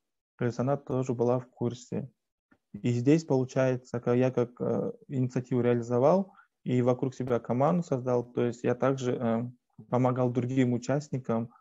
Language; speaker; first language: Russian; native; Russian